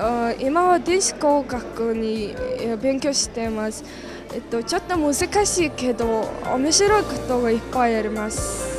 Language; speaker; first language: Japanese; non-native, learner; Mongolian